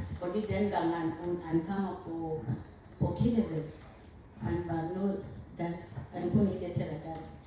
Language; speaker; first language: Danish; non-native, learner; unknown